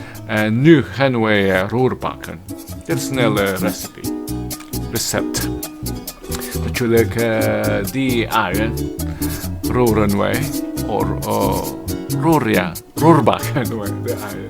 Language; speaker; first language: Dutch; non-native, learner; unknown